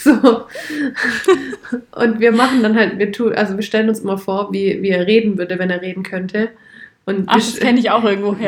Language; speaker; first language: German; native; German